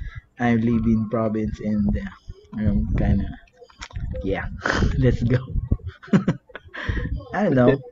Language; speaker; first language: English; non-native, learner; Filipino